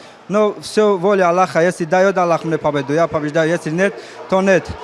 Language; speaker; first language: Russian; non-native, fluent; Tajik